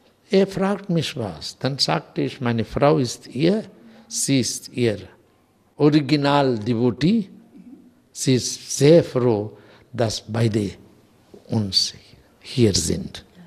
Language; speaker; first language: German; non-native, fluent; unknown